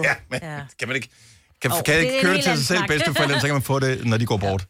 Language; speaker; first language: Danish; native; Danish